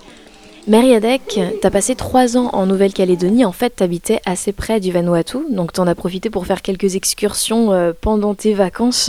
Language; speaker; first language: French; native; French